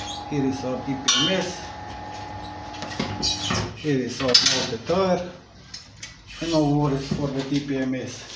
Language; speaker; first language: English; non-native, learner; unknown